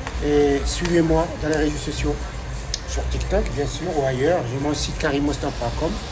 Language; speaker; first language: French; non-native, local second language; Arabic